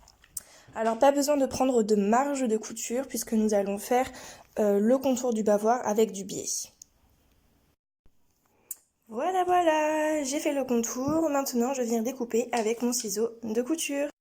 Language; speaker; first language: French; native; French